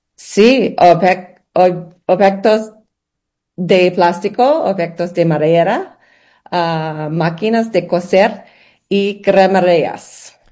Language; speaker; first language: Spanish; non-native, learner; English